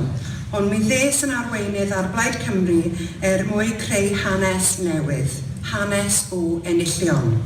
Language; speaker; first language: Welsh; non-native, local second language; English